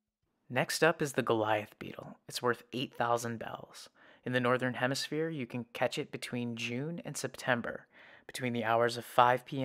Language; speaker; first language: English; native; English